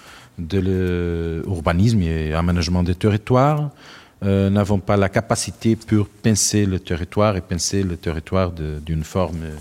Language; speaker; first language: French; non-native, learner; Portuguese